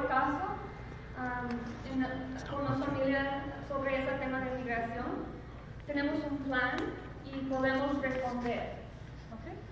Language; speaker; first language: Spanish; early bilingual, other home language; English